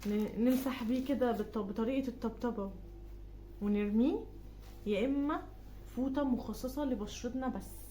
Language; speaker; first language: Arabic; native; Arabic